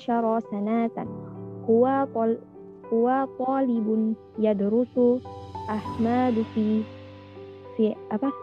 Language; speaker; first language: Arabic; non-native, learner; Indonesian